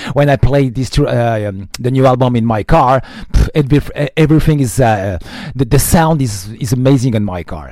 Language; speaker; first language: English; non-native, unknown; French